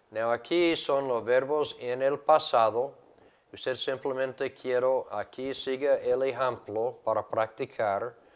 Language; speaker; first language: Spanish; non-native, fluent; English